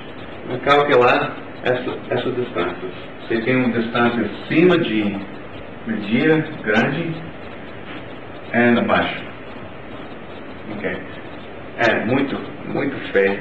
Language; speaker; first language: Portuguese; non-native, learner; English